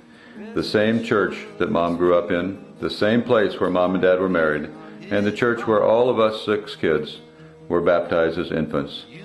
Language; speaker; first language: English; native; English